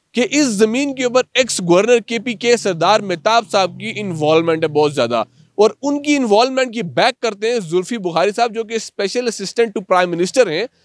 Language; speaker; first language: Urdu; non-native, local second language; Punjabi